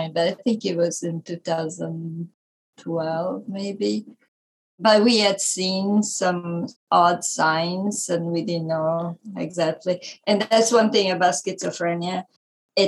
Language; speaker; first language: English; non-native, fluent; Italian